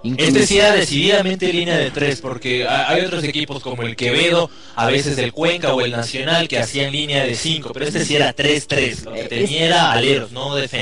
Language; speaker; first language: Spanish; native; Spanish